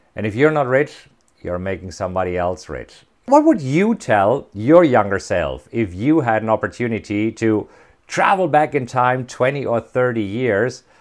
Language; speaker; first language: English; non-native, fluent; German